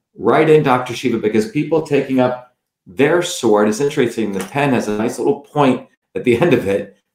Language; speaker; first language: English; non-native, local second language; Tamil